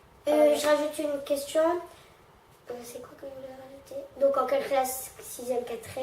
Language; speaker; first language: French; native; French